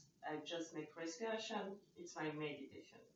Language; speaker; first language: English; non-native, learner; French